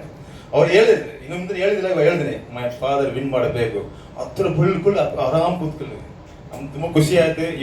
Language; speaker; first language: Kannada; non-native, learner; Tamil